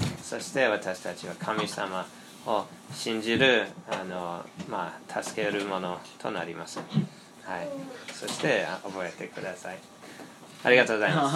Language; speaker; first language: Japanese; non-native, fluent; English